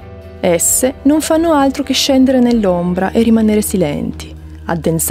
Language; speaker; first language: Italian; native; Italian